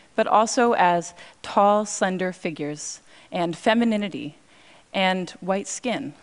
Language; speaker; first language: English; native; English